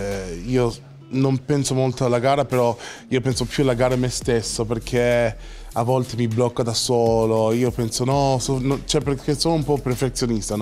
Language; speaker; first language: Italian; non-native, fluent; English